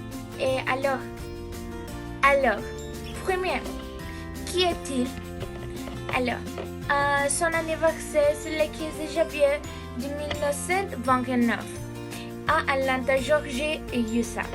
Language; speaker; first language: French; non-native, learner; English